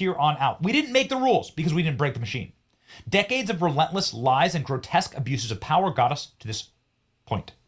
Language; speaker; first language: English; native; English